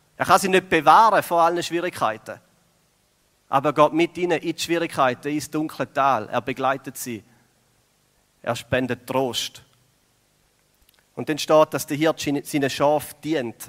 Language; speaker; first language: German; native; German